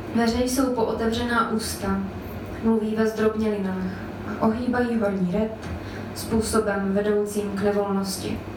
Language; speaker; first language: Czech; native; Czech